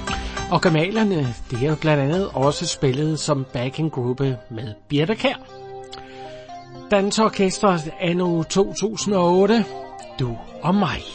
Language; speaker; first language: Danish; native; Danish